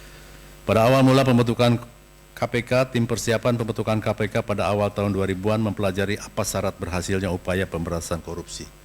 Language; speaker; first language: Indonesian; native; Indonesian